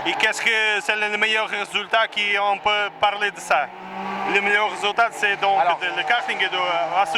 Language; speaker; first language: French; non-native, learner; Portuguese